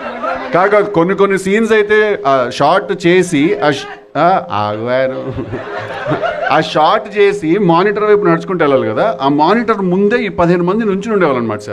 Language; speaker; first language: Telugu; native; Telugu